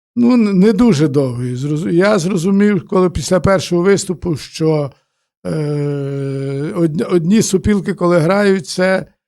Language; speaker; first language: Ukrainian; native; Ukrainian